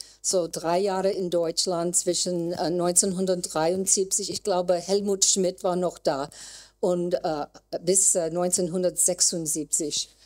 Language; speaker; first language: German; non-native, learner; English